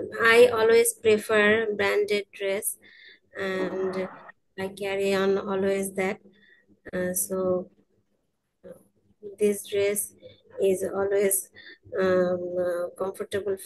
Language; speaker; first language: English; non-native, learner; Bangla